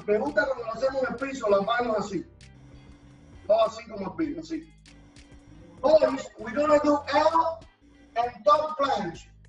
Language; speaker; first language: Spanish; native; Spanish